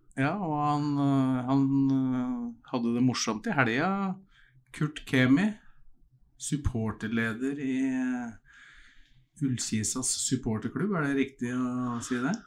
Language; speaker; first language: Norwegian; native; Norwegian